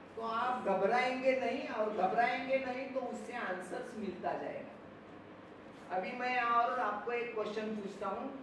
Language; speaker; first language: Hindi; non-native, local second language; Marathi